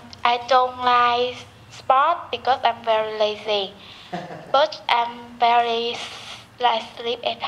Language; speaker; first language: English; non-native, learner; Vietnamese